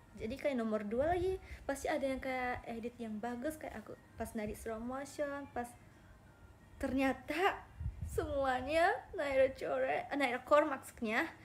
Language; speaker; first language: Indonesian; non-native, learner; Japanese